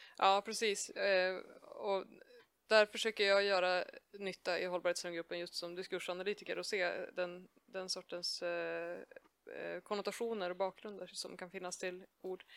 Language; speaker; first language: Swedish; native; Swedish